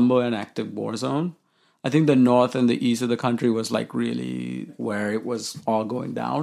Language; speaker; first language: English; non-native, local second language; Sinhala